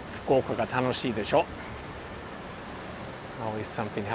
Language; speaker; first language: Japanese; non-native, fluent; English